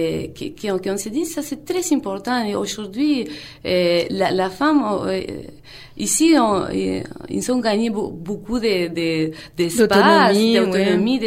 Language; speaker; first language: French; non-native, fluent; Spanish